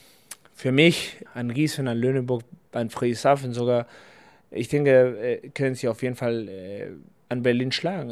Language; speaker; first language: German; non-native, fluent; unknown